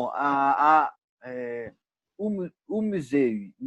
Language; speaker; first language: French; non-native, learner; Portuguese